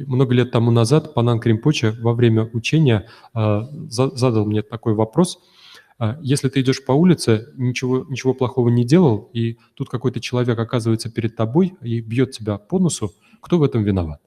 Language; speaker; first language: Russian; native; Russian